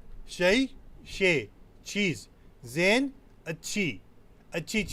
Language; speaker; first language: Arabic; non-native, fluent; Urdu